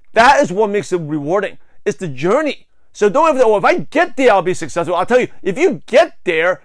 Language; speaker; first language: English; native; English